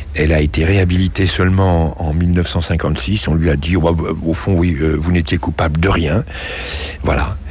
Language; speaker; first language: French; native; French